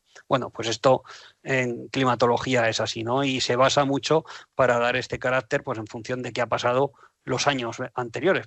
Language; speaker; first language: Spanish; native; Spanish